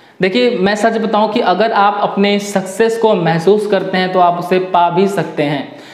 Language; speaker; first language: Hindi; native; Hindi